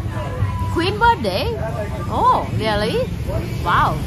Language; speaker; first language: English; non-native, learner; Thai